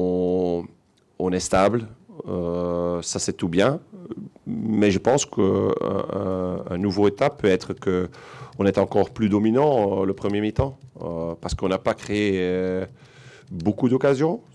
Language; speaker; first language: French; non-native, local second language; Dutch